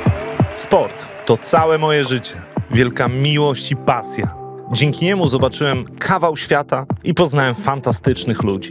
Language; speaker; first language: Polish; native; Polish